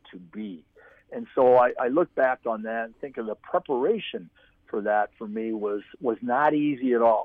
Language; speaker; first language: English; native; English